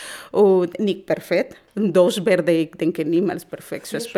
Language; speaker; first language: German; non-native, learner; Spanish